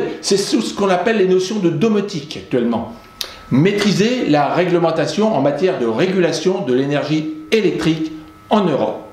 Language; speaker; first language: French; native; French